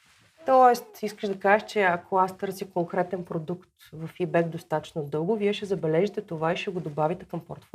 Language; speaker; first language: Bulgarian; native; Bulgarian